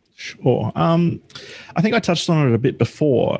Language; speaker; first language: English; native; English